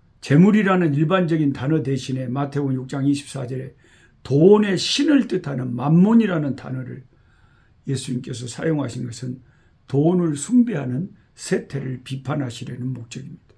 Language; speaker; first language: Korean; native; Korean